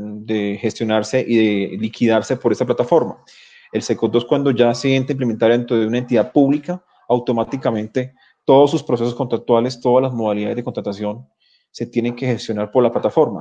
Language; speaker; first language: Spanish; native; Spanish